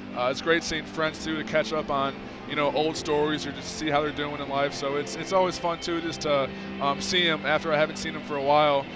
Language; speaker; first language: English; native; English